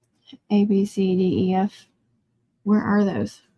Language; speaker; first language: English; native; English